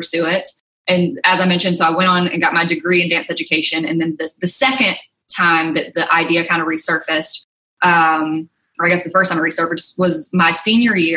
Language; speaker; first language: English; native; English